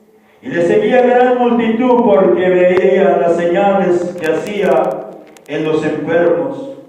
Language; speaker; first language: Spanish; native; Spanish